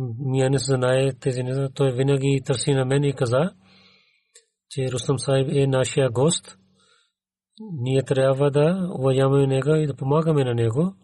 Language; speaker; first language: Bulgarian; non-native, learner; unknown